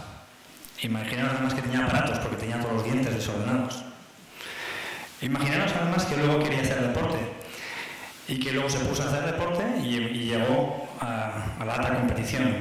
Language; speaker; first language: Spanish; native; Spanish